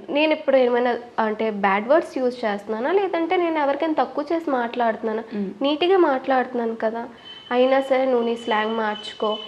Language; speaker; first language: Telugu; non-native, local second language; Bangla